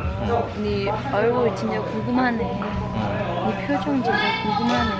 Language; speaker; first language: Korean; non-native, learner; Vietnamese